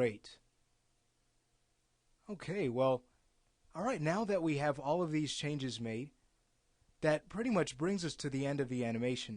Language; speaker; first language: English; native; English